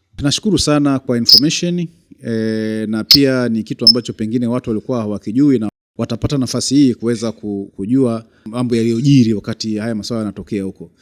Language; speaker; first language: Swahili; native; Swahili